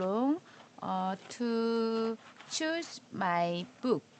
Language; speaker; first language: English; non-native, learner; Korean